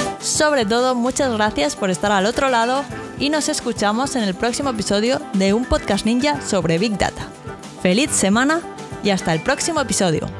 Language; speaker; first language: Spanish; native; Spanish